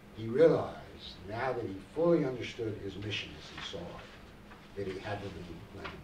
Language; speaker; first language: English; native; English